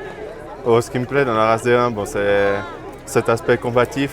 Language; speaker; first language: French; native; French